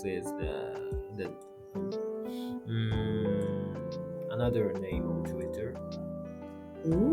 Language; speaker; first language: English; non-native, learner; Japanese